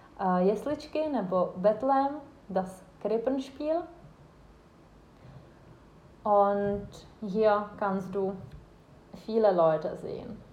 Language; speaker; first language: German; non-native, fluent; Czech